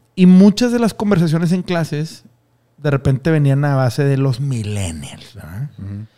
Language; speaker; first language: Spanish; native; Spanish